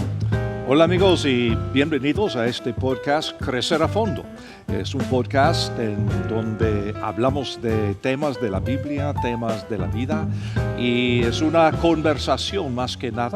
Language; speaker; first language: Spanish; non-native, fluent; English